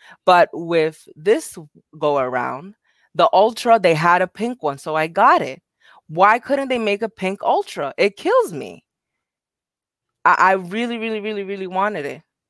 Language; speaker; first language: English; native; English